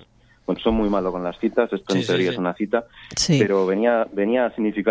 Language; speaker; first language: Spanish; native; Spanish